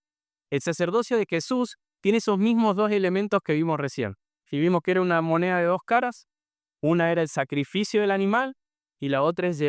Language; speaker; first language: Spanish; native; Spanish